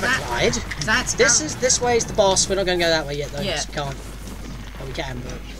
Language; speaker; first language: English; native; English